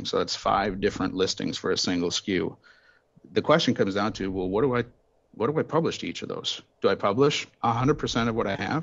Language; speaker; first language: English; native; English